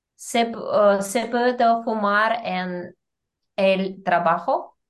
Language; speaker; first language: Spanish; non-native, fluent; Russian